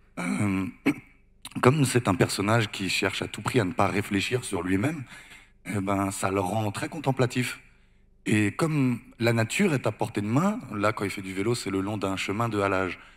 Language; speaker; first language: French; native; French